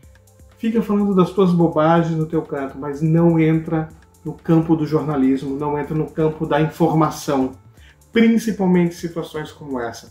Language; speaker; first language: Portuguese; native; Portuguese